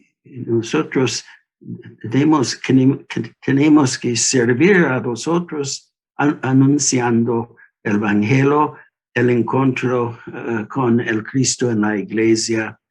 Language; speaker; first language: Spanish; non-native, learner; English